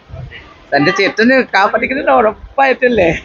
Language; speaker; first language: Malayalam; non-native, local second language; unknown